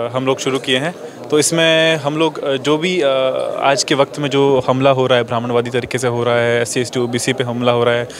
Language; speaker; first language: Hindi; native; Hindi